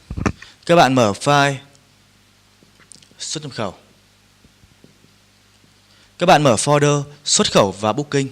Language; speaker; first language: Vietnamese; native; Vietnamese